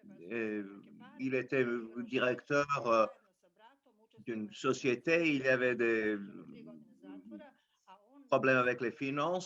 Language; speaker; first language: French; non-native, local second language; Serbian